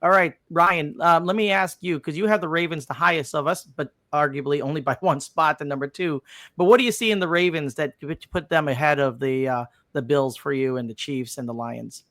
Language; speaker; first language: English; native; English